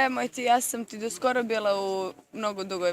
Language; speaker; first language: Bosnian; native; Bosnian